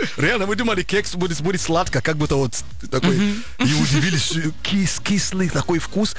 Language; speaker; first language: Russian; non-native, fluent; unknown